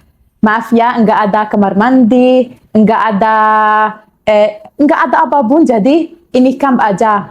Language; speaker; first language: Indonesian; non-native, learner; Arabic